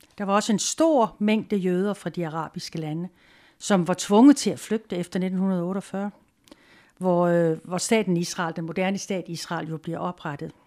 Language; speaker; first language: Danish; native; Danish